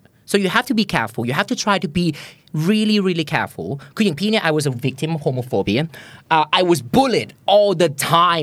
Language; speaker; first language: English; non-native, fluent; Thai